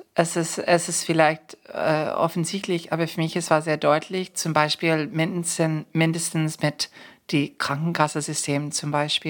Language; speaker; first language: German; non-native, fluent; English